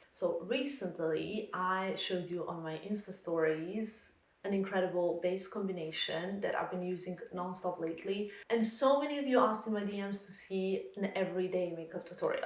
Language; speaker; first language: English; non-native, fluent; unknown